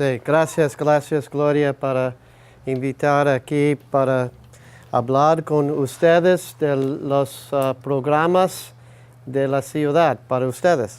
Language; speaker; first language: Spanish; non-native, learner; English